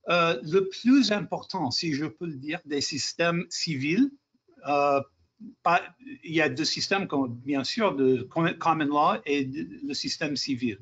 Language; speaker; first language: French; non-native, fluent; English